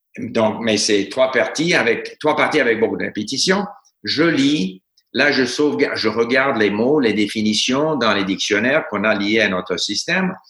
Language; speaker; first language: French; non-native, fluent; English